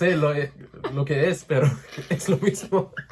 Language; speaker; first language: Spanish; non-native, learner; English